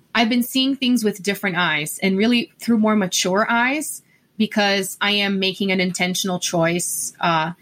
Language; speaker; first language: English; non-native, fluent; Portuguese